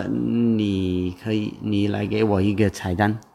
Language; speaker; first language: Chinese; non-native, learner; English